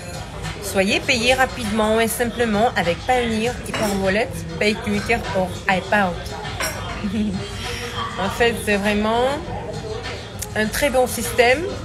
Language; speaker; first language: French; non-native, fluent; Russian